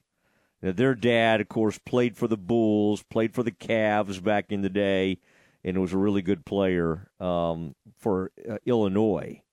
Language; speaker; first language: English; native; English